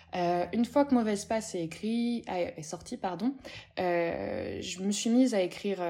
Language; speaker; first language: French; native; French